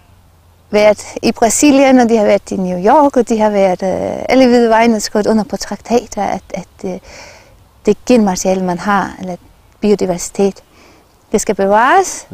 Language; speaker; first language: Danish; non-native, local second language; Faroese